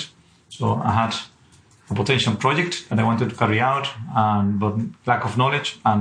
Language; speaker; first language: English; non-native, fluent; Spanish